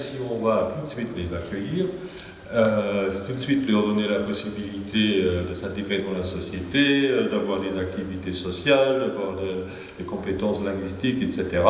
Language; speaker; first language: French; native; French